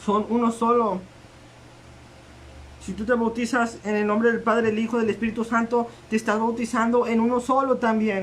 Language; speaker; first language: Spanish; native; Spanish